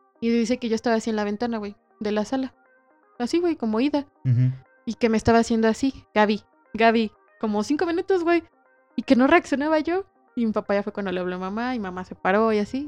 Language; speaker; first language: Spanish; native; Spanish